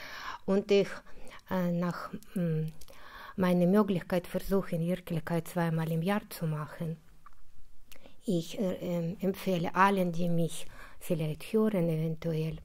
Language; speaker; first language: German; non-native, fluent; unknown